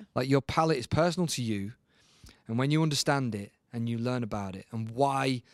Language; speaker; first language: English; native; English